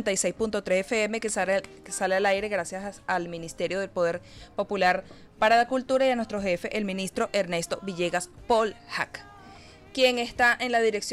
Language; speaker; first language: Spanish; native; Spanish